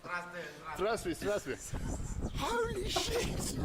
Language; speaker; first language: Russian; non-native, learner; English